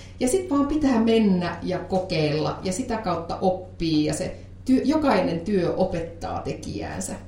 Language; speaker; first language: Finnish; native; Finnish